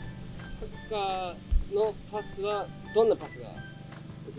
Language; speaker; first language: Japanese; native; Japanese